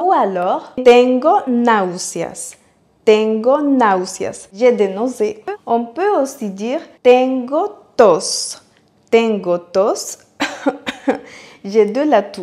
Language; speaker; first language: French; non-native, fluent; Spanish